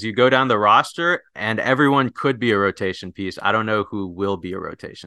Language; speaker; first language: English; native; English